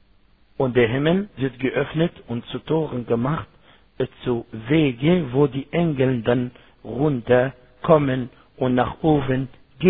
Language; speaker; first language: German; non-native, fluent; Arabic